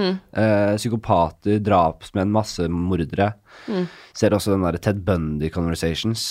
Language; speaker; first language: Norwegian; native; Norwegian